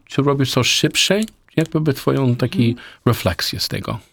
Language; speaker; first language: Polish; non-native, learner; English